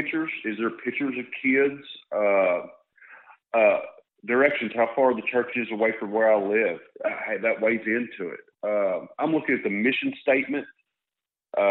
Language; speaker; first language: English; native; English